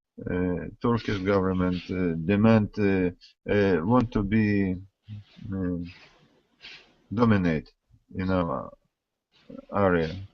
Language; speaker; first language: English; non-native, learner; Russian